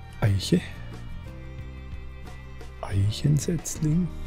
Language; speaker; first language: German; native; German